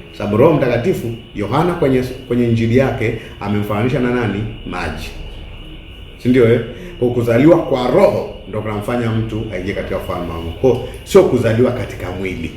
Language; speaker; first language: Swahili; native; Swahili